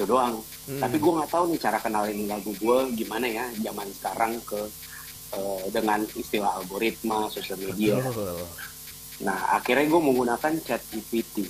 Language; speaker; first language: Indonesian; native; Indonesian